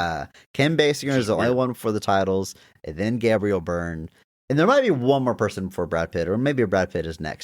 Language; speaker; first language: English; native; English